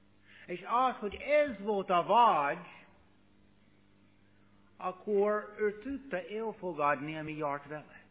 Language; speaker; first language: Hungarian; non-native, fluent; English